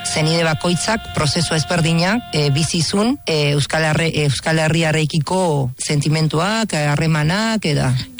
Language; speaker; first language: Basque; non-native, fluent; Spanish